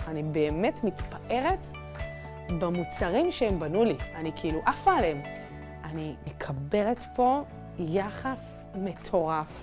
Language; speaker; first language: Hebrew; native; Hebrew